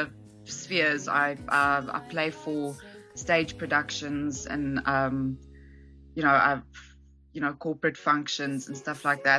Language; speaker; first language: English; native; English